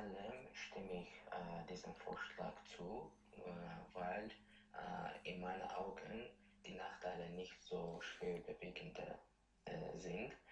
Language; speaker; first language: German; non-native, learner; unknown